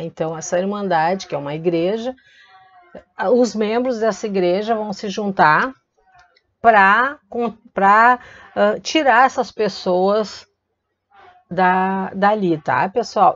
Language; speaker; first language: Portuguese; native; Portuguese